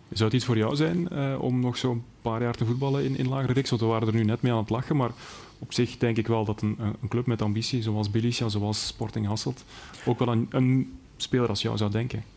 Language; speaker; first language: Dutch; native; Dutch